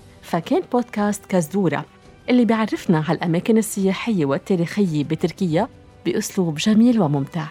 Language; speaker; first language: Arabic; native; Arabic